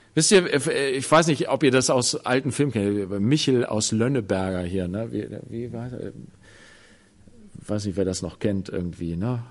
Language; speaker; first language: German; native; German